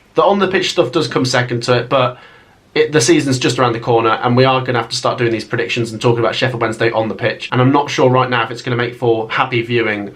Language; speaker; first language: English; native; English